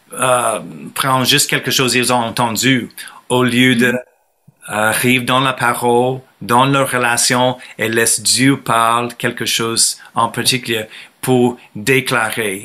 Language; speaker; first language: French; non-native, fluent; English